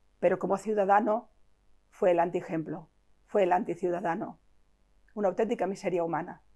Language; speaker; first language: Spanish; non-native, local second language; Catalan